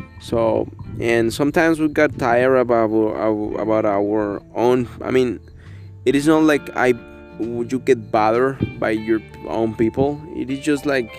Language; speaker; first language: English; non-native, learner; Spanish